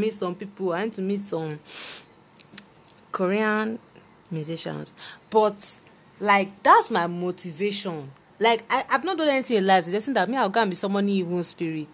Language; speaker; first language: English; non-native, local second language; Yoruba